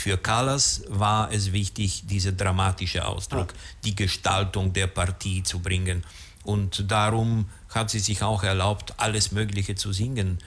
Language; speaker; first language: German; native; German